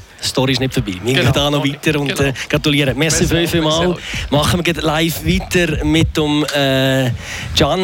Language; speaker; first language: German; native; German